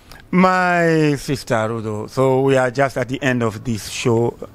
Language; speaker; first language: English; non-native, fluent; Swahili